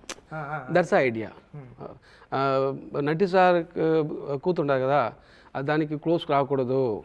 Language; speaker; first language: Telugu; non-native, local second language; Tamil